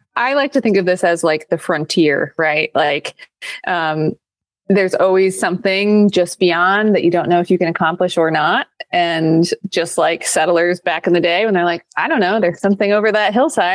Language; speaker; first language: English; native; English